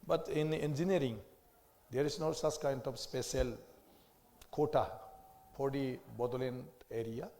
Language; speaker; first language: English; non-native, local second language; Assamese